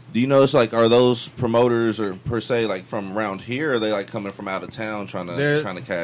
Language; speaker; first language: English; native; English